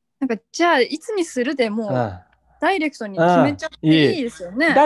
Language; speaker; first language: Japanese; native; Japanese